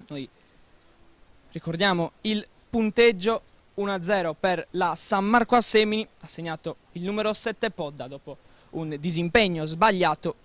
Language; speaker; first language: Italian; native; Italian